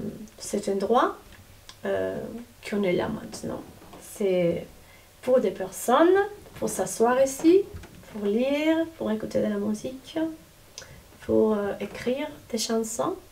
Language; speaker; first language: French; non-native, fluent; Spanish